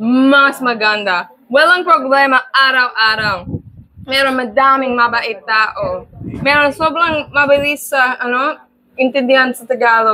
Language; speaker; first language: Filipino; non-native, learner; English